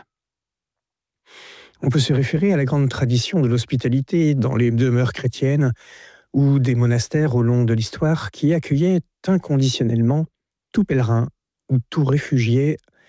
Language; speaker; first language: French; native; French